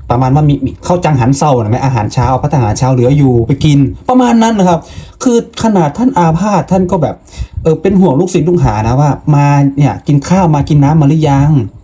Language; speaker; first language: Thai; non-native, local second language; Lao